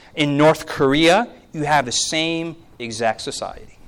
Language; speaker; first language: English; early bilingual, other home language; Korean